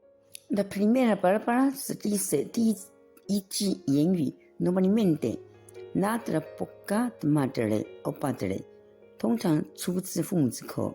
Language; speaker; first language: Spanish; non-native, fluent; Chinese